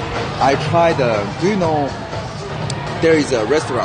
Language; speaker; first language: English; non-native, learner; Korean